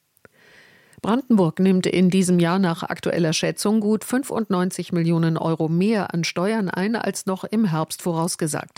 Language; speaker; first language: German; native; German